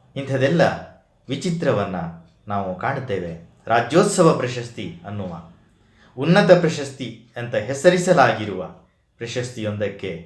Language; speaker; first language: Kannada; native; Kannada